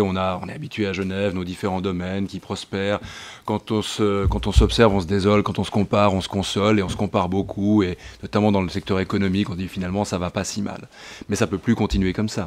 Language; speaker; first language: French; native; French